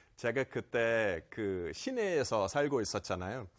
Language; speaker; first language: Korean; non-native, fluent; Portuguese